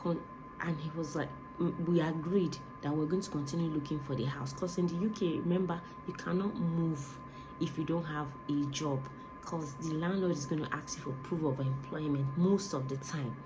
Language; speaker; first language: English; non-native, local second language; Yoruba